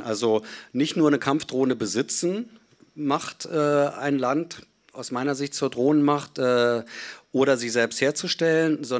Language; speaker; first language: German; native; German